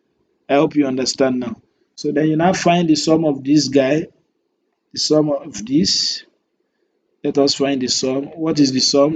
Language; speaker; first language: English; non-native, local second language; Yoruba